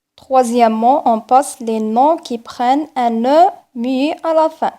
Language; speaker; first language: French; non-native, local second language; Arabic